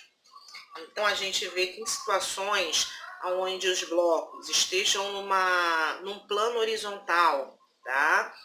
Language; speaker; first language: Portuguese; native; Portuguese